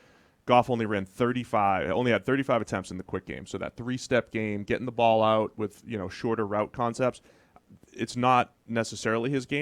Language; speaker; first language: English; native; English